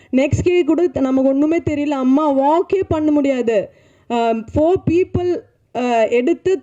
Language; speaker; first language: Tamil; non-native, learner; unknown